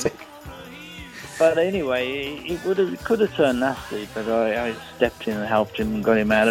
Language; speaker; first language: English; native; English